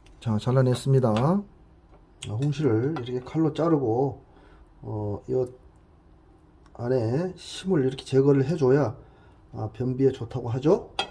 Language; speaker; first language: Korean; native; Korean